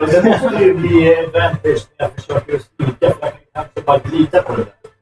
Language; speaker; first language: Swedish; native; Swedish